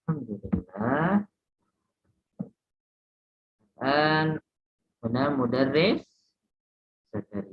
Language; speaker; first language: Arabic; non-native, fluent; Indonesian